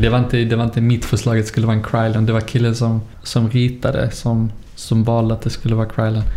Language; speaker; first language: Swedish; native; Swedish